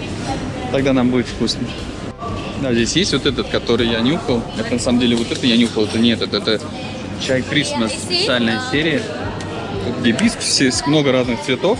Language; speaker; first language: Russian; native; Russian